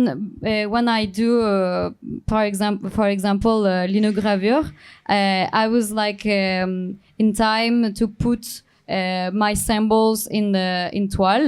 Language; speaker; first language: English; non-native, learner; Turkish